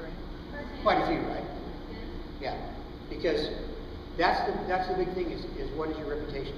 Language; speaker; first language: English; native; English